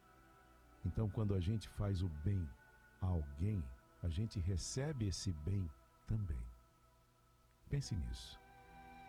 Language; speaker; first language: Portuguese; native; Portuguese